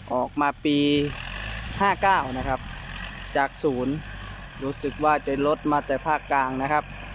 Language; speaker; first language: Thai; native; Thai